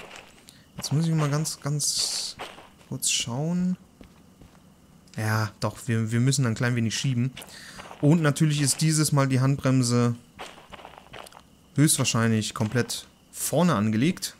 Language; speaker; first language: German; native; German